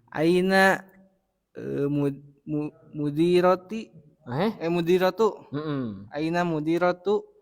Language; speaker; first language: Arabic; non-native, learner; Indonesian